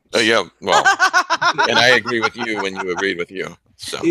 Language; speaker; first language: English; native; English